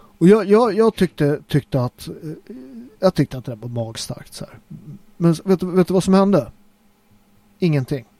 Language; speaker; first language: Swedish; native; Swedish